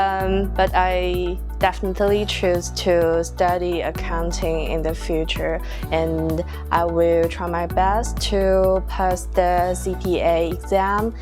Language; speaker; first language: English; non-native, fluent; Chinese